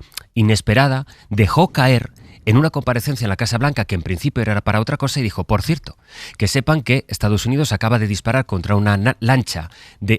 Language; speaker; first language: Spanish; native; Spanish